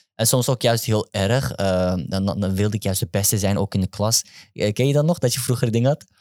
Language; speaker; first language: Dutch; early bilingual, other home language; Turkish